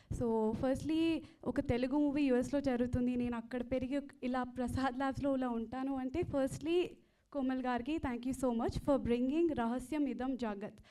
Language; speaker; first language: Telugu; early bilingual, heritage; Telugu